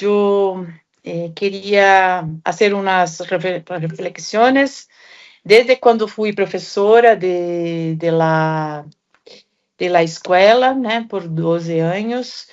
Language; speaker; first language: Portuguese; non-native, fluent; Spanish